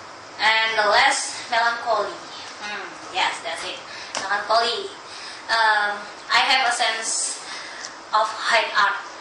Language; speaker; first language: English; non-native, learner; Indonesian